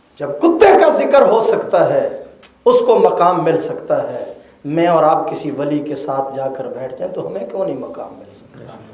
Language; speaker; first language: Urdu; non-native, local second language; Punjabi